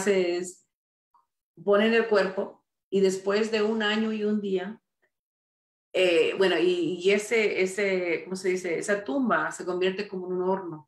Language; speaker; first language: Spanish; early bilingual, heritage; Spanish